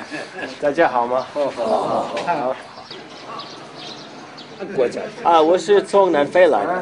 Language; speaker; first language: Chinese; non-native, fluent; English